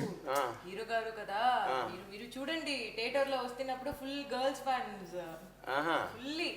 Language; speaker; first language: Telugu; non-native, learner; Tamil